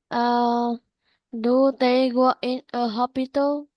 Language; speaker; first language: English; non-native, learner; Vietnamese